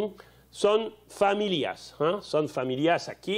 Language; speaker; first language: Portuguese; non-native, learner; French